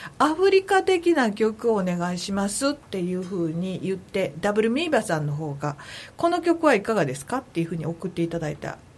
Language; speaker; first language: Japanese; native; Japanese